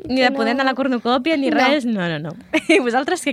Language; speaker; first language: Catalan; native; Catalan